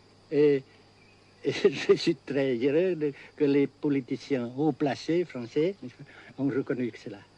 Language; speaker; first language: French; non-native, fluent; Vietnamese